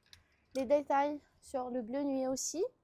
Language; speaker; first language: French; non-native, local second language; Arabic